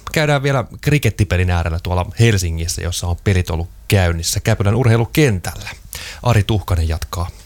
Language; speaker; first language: Finnish; native; Finnish